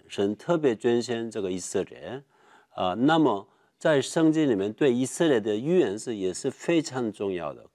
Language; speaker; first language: Chinese; non-native, fluent; Korean